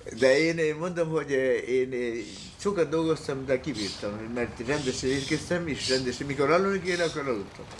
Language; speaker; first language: Hungarian; early bilingual, heritage; Hungarian